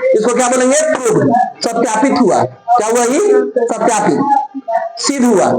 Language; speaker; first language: Hindi; native; Hindi